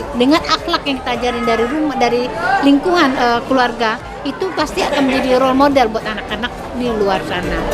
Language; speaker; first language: Indonesian; native; Indonesian